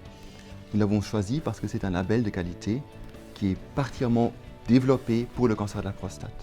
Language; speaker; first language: French; native; French